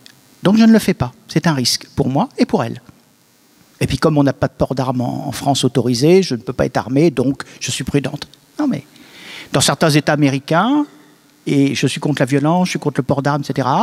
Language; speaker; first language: French; native; French